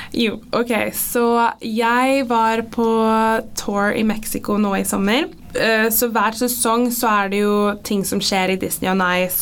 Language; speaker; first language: Norwegian; early bilingual, other home language; English